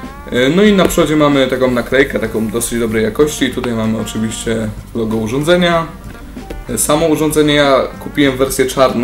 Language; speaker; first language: Polish; native; Polish